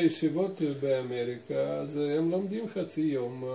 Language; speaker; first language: Hebrew; non-native, fluent; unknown